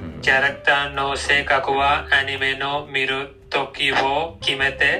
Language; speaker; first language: Japanese; non-native, learner; English